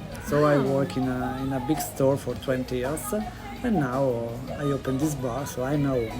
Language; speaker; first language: English; non-native, learner; Italian